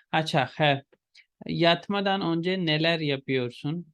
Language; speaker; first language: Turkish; non-native, fluent; Urdu